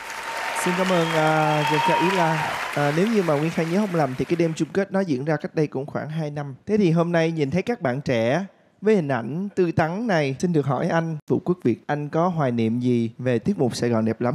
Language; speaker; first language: Vietnamese; native; Vietnamese